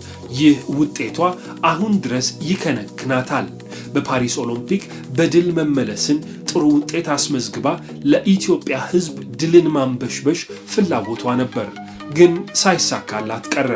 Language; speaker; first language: Amharic; native; Amharic